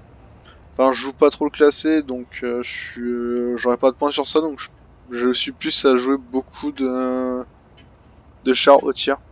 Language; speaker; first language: French; native; French